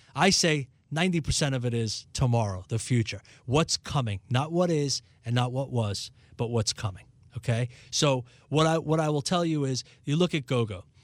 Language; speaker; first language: English; native; English